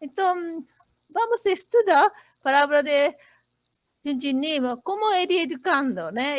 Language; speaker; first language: Portuguese; non-native, learner; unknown